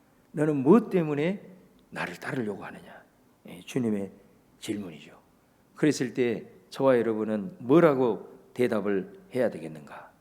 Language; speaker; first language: Korean; native; Korean